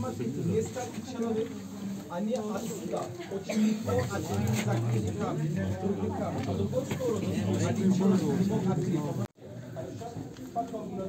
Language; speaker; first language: Russian; non-native, learner; Turkish